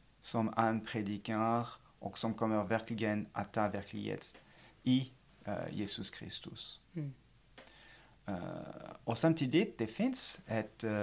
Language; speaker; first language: Swedish; non-native, fluent; French